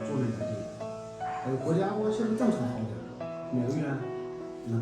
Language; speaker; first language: Chinese; native; Chinese